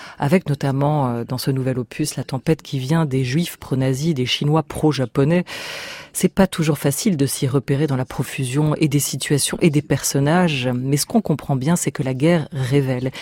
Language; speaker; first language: French; native; French